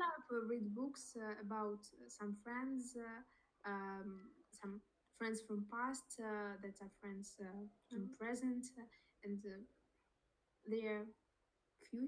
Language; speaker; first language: English; non-native, learner; Russian